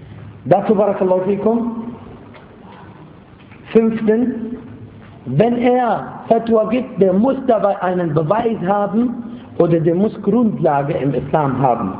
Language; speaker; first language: German; non-native, fluent; Arabic